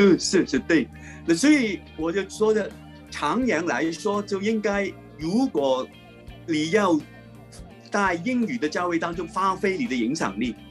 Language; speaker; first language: Chinese; non-native, local second language; Cantonese